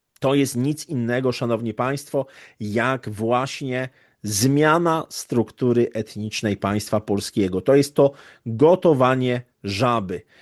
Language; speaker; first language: Polish; native; Polish